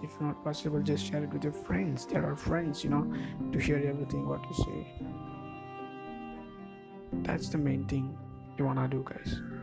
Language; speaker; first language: English; non-native, local second language; Tamil